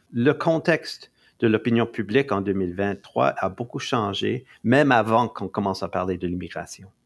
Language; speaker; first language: French; non-native, local second language; English